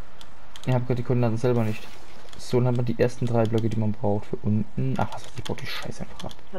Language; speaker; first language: German; native; German